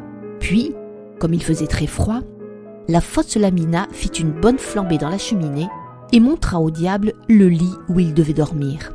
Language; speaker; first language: French; native; French